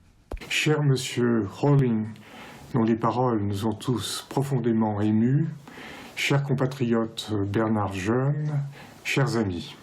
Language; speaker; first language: French; native; French